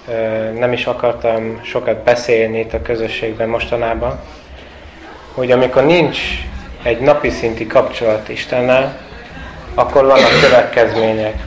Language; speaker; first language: Hungarian; non-native, fluent; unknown